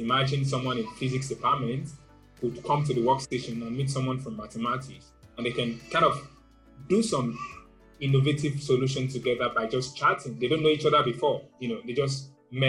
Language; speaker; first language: English; non-native, local second language; Yoruba